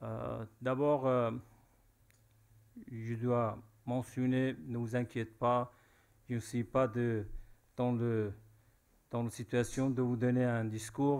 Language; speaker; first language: French; non-native, fluent; Persian